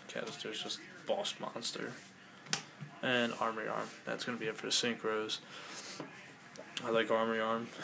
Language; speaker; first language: English; native; English